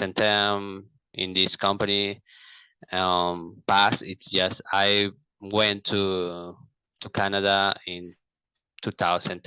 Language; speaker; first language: English; non-native, learner; Portuguese